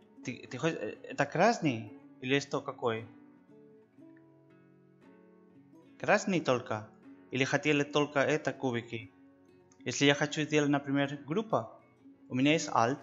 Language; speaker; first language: Russian; non-native, learner; Spanish